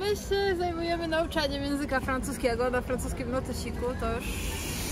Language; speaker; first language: Polish; native; Polish